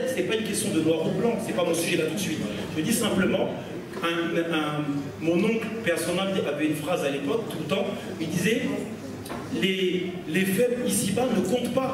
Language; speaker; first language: French; native; French